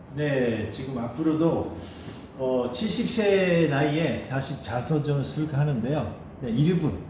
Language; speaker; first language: Korean; non-native, fluent; Japanese